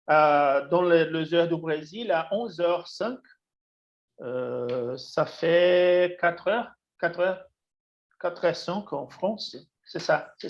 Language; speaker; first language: French; non-native, fluent; Portuguese